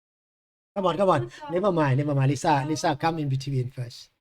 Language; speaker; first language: English; non-native, fluent; Thai